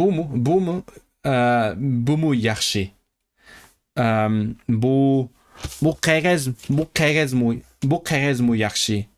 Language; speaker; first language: Uzbek; non-native, learner; Cantonese